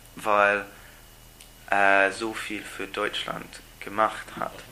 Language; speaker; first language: German; non-native, learner; English